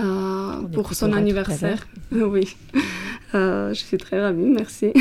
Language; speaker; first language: French; non-native, fluent; Armenian